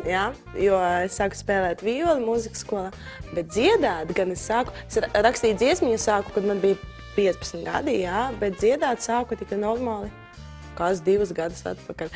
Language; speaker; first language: Latvian; non-native, fluent; Ukrainian